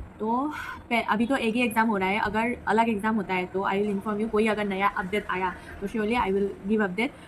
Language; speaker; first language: Hindi; non-native, local second language; Assamese